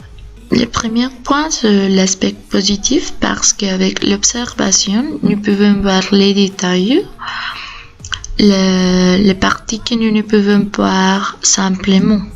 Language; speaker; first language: French; non-native, learner; Spanish